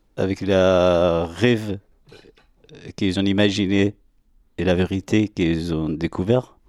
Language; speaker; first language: French; non-native, learner; Persian